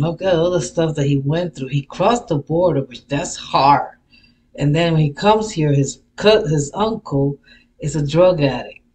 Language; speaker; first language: English; early bilingual, other home language; Spanish